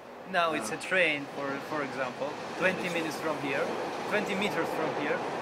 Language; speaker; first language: English; non-native, fluent; Russian